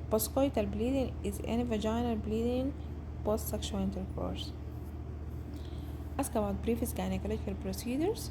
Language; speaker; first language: English; non-native, local second language; Arabic